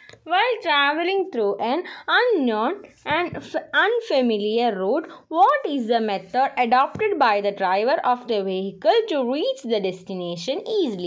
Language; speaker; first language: English; non-native, local second language; Malayalam